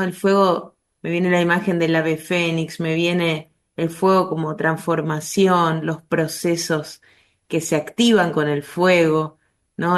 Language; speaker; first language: Spanish; native; Spanish